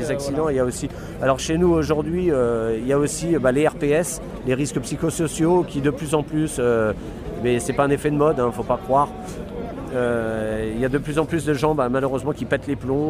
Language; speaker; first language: French; native; French